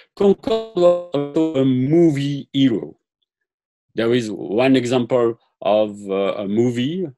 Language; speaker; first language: English; non-native, fluent; French